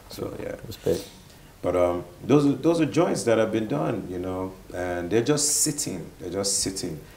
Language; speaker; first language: English; non-native, local second language; Igbo